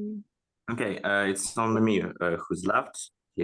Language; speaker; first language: English; non-native, fluent; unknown